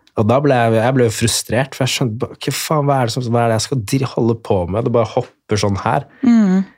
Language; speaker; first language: Norwegian; native; Norwegian